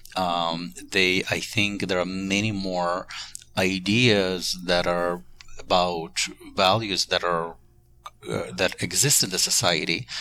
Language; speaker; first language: English; non-native, fluent; Ukrainian